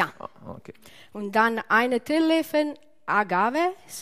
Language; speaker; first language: German; non-native, learner; Italian